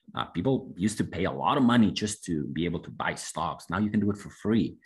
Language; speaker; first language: English; non-native, fluent; Spanish